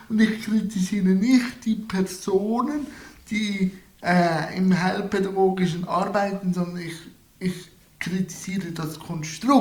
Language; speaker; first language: German; native; German